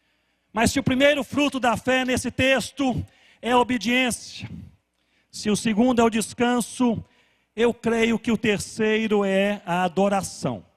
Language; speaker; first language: Portuguese; native; Portuguese